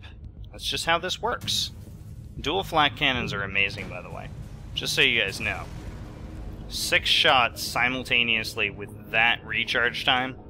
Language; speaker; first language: English; native; English